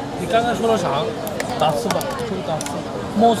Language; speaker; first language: Chinese; non-native, learner; Bangla